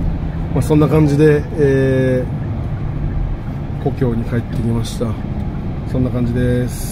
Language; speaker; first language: Japanese; native; Japanese